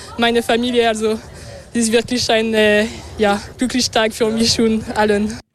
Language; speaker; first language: German; non-native, local second language; French